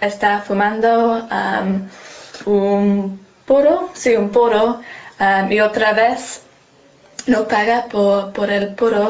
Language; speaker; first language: Spanish; non-native, learner; English